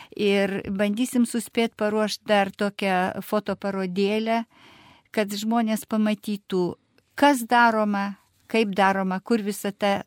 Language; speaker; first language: Lithuanian; non-native, fluent; Russian